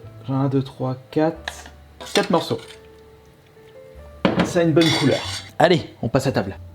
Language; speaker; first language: French; native; French